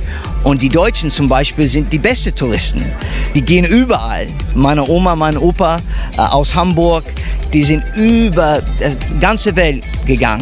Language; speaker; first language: German; early bilingual, heritage; English